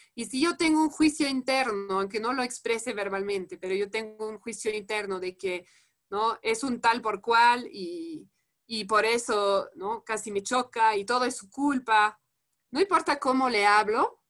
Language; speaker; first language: Spanish; non-native, fluent; French